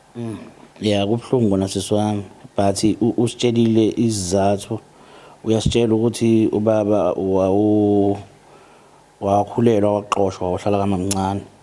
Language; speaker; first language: Zulu; native; Zulu